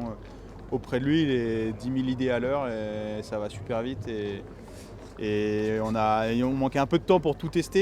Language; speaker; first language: French; native; French